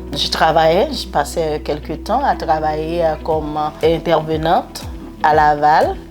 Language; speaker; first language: French; non-native, local second language; Haitian Creole